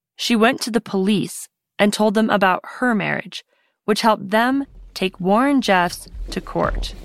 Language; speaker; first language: English; native; English